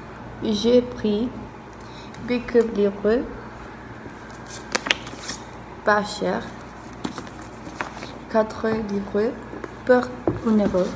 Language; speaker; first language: French; non-native, learner; Spanish